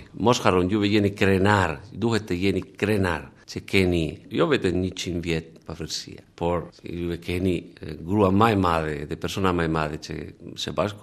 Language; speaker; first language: Albanian; non-native, learner; Spanish